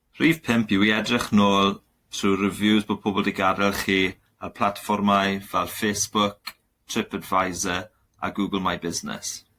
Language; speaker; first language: Welsh; non-native, local second language; English